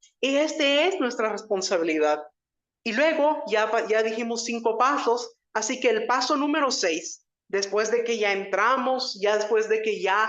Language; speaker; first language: Spanish; native; Spanish